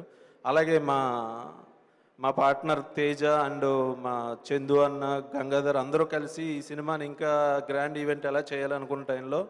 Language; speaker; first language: Telugu; native; Telugu